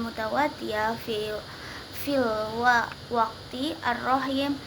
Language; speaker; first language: Arabic; non-native, learner; Indonesian